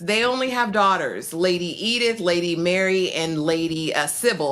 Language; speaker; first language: English; native; English